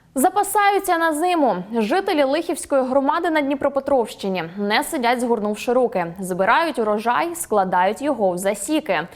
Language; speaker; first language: Ukrainian; native; Ukrainian